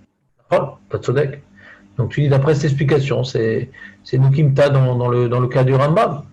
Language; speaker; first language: French; native; French